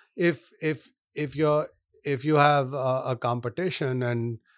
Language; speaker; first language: English; non-native, local second language; Hindi